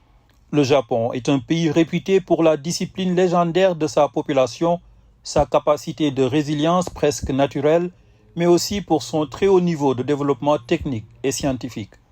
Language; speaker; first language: French; native; French